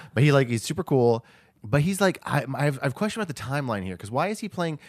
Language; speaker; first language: English; native; English